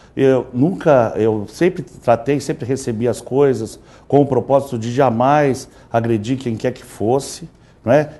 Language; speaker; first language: Portuguese; native; Portuguese